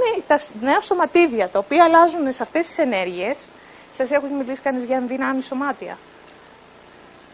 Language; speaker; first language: Greek; native; Greek